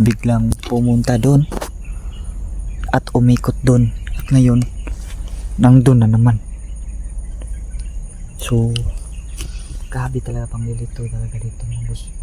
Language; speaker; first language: Filipino; non-native, local second language; Cebuano